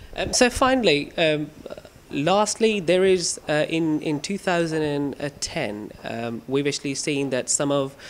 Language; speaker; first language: English; non-native, local second language; Urdu